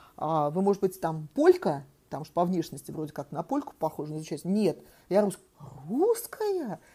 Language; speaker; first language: Russian; native; Russian